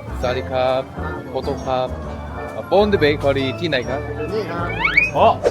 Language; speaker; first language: Thai; non-native, learner; Korean